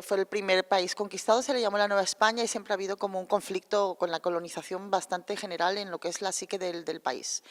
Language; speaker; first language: Spanish; native; Spanish